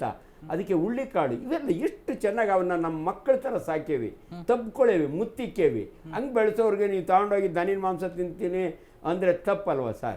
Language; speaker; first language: Kannada; native; Kannada